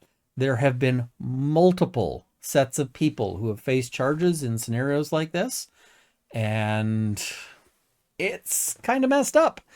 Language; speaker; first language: English; native; English